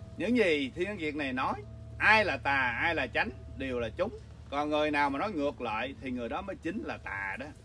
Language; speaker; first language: Vietnamese; early bilingual, other home language; English